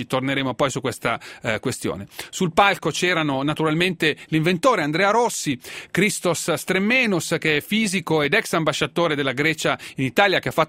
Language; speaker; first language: Italian; native; Italian